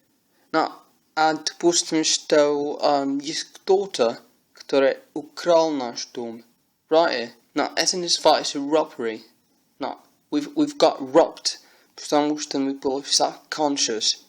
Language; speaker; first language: Russian; non-native, learner; English